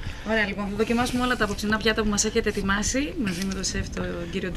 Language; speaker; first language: Greek; native; Greek